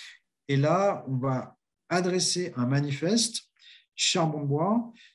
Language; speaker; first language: French; native; French